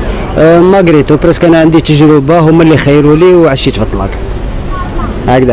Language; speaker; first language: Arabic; native; Arabic